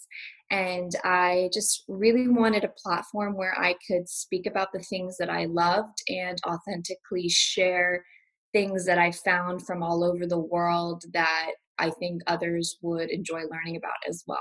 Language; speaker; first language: English; native; English